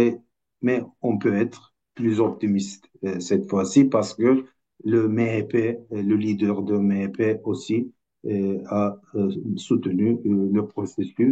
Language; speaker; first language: French; non-native, fluent; Turkish